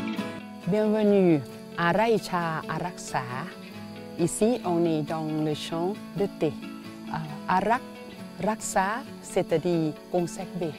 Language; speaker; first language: French; non-native, learner; Thai